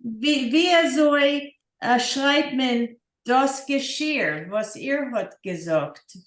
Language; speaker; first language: German; non-native, learner; English